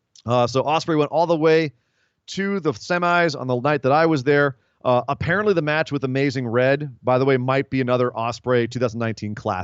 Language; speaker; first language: English; native; English